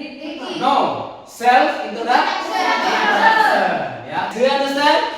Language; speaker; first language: English; non-native, learner; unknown